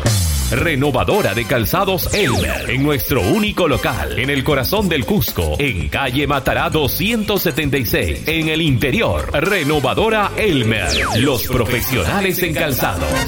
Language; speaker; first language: Spanish; native; Spanish